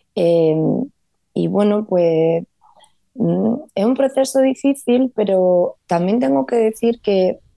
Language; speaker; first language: Spanish; native; Spanish